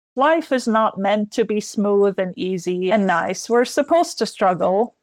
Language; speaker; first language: English; non-native, fluent; Arabic